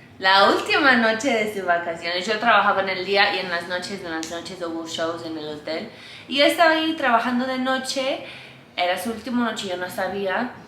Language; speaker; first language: Spanish; non-native, fluent; English